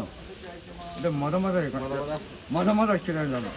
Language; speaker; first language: Japanese; native; Japanese